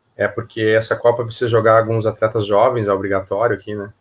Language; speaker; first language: Portuguese; native; Portuguese